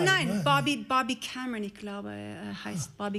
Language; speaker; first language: German; non-native, learner; English